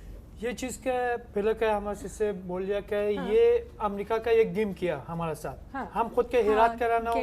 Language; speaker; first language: Hindi; non-native, learner; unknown